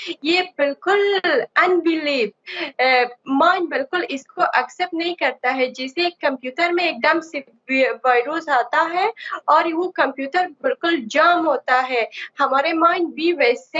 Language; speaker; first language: Hindi; non-native, learner; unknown